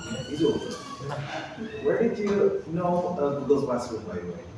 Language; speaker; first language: English; non-native, fluent; Indonesian